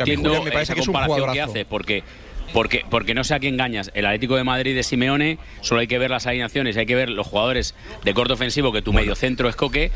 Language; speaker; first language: Spanish; native; Spanish